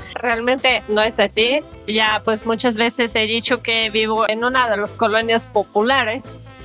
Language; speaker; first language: Spanish; non-native, fluent; Russian